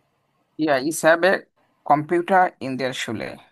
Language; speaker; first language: German; non-native, learner; Bangla